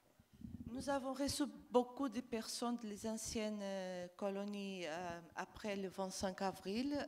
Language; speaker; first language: French; non-native, fluent; Portuguese